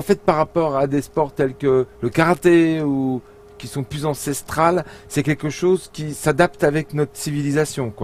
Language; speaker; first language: French; native; French